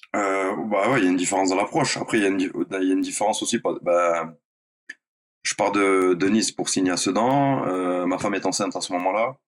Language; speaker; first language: French; native; French